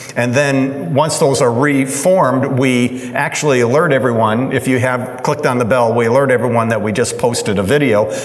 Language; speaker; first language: English; native; English